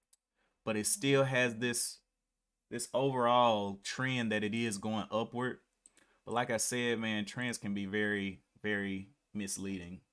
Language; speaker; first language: English; native; English